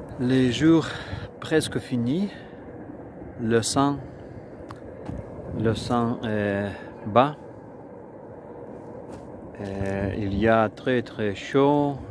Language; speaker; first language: French; non-native, learner; Ukrainian